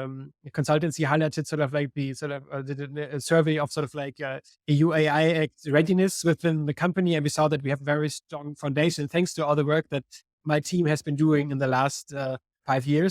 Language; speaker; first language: English; non-native, fluent; German